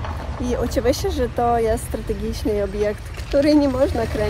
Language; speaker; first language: Polish; non-native, learner; Russian